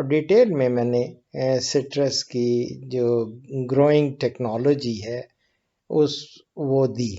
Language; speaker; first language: Urdu; native; Urdu